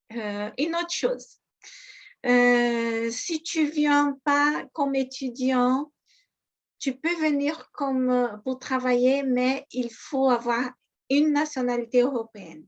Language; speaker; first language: French; non-native, fluent; Portuguese